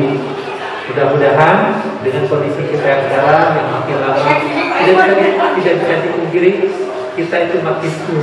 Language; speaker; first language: Indonesian; non-native, local second language; Sundanese